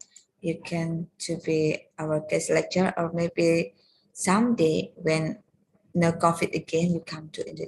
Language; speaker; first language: English; non-native, learner; Indonesian